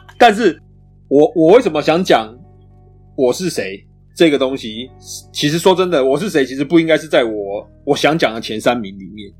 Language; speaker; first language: Chinese; native; Chinese